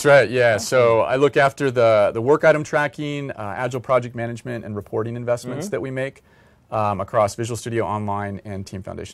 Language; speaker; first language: English; native; English